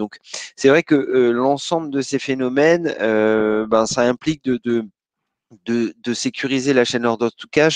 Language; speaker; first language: French; native; French